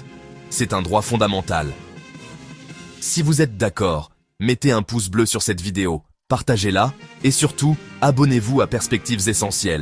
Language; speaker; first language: French; native; French